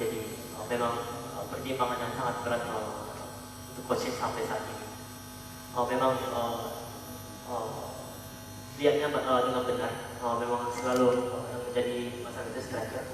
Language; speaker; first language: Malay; non-native, fluent; Korean